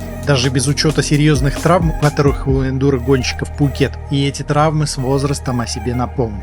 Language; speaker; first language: Russian; native; Russian